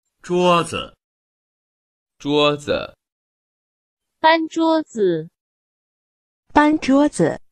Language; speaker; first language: Chinese; non-native, learner; Urdu